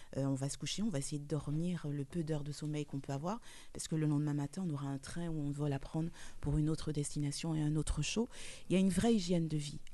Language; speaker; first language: French; native; French